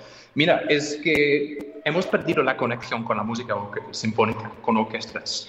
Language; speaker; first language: Spanish; non-native, fluent; English